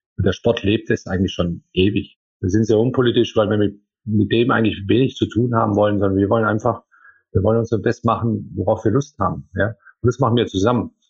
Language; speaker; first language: German; early bilingual, other home language; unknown